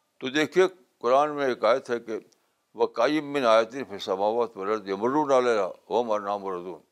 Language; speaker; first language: Urdu; native; Urdu